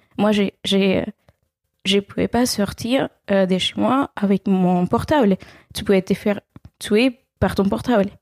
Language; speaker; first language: French; non-native, fluent; Spanish